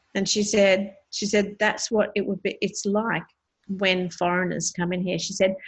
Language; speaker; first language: English; native; English